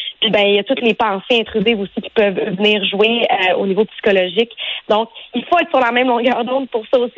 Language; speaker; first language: French; native; French